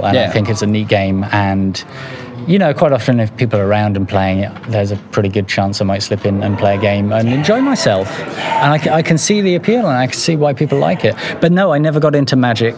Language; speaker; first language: English; native; English